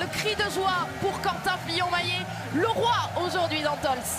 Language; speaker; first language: French; native; French